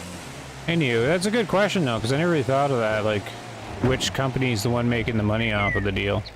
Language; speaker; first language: English; native; English